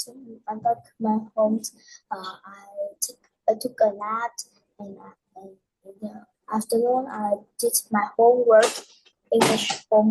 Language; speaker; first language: English; non-native, learner; Vietnamese